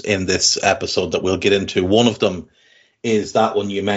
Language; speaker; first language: English; native; English